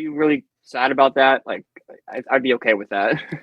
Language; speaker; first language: English; native; English